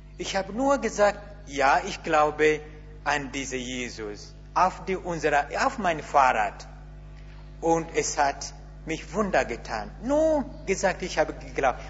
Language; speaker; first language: German; non-native, learner; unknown